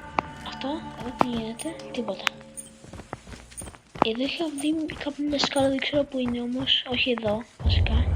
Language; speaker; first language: Greek; native; Greek